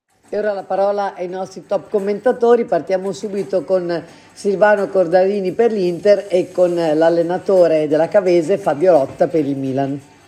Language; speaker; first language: Italian; native; Italian